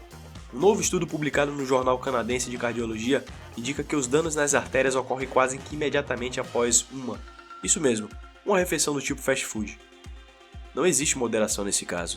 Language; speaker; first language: Portuguese; native; Portuguese